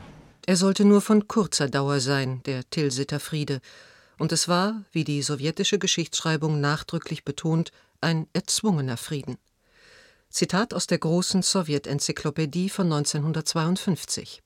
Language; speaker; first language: German; native; German